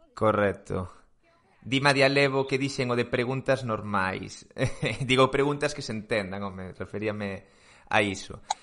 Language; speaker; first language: Galician; non-native, local second language; Spanish